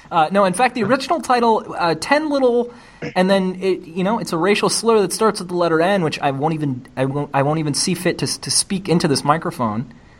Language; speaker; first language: English; native; English